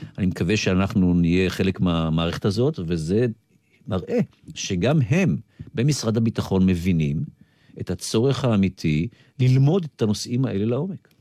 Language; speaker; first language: Hebrew; native; Hebrew